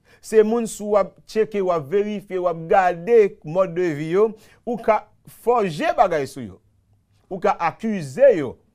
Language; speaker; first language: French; non-native, local second language; Haitian Creole